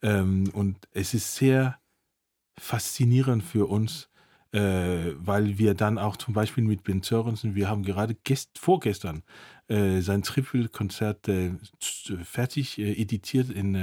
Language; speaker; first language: German; non-native, fluent; Danish